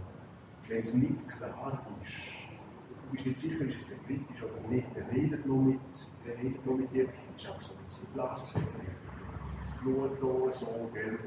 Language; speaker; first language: German; non-native, local second language; Romansh